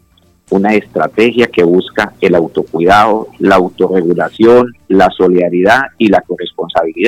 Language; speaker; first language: Spanish; native; Spanish